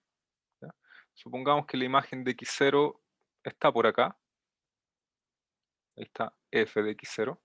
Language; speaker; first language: Spanish; native; Spanish